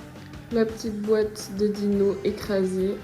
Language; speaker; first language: French; native; French